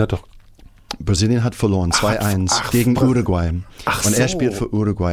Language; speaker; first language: German; non-native, fluent; English